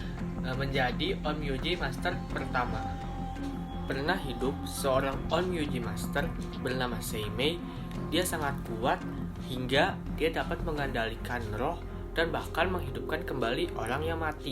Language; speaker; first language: Indonesian; native; Indonesian